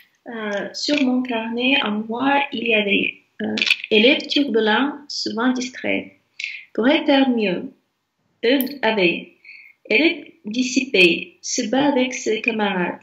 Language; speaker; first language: French; non-native, learner; Russian